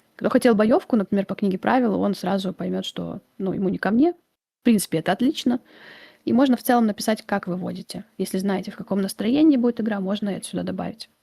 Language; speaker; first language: Russian; native; Russian